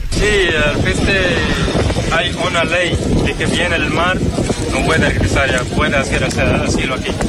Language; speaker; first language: Spanish; non-native, learner; Arabic